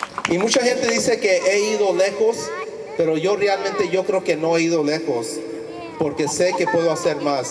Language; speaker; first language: Spanish; early bilingual, heritage; Spanish